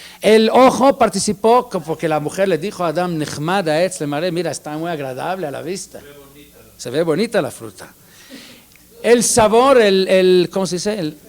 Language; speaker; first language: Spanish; non-native, fluent; Hebrew